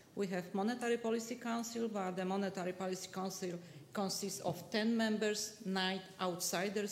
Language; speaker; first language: English; non-native, fluent; Polish